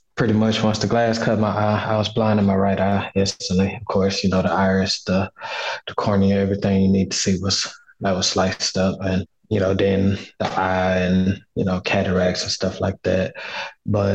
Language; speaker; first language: English; native; English